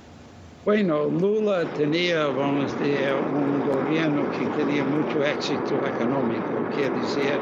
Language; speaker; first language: Spanish; non-native, fluent; English